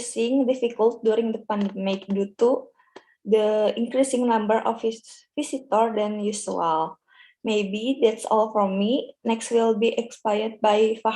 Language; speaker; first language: English; non-native, learner; Indonesian